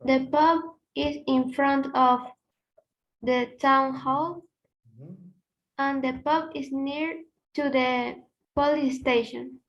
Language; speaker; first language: English; non-native, learner; Spanish